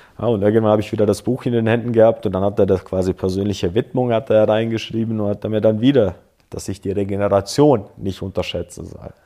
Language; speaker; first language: German; early bilingual, other home language; Croatian